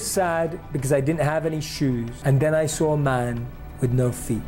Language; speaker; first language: English; native; English